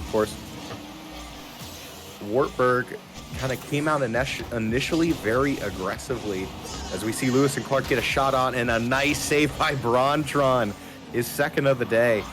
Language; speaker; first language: English; native; English